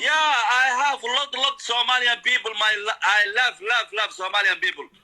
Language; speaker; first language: English; non-native, learner; Arabic